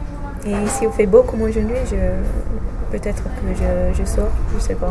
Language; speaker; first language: French; non-native, fluent; English